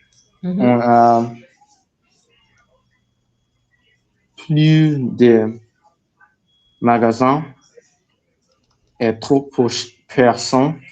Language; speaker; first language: French; non-native, learner; English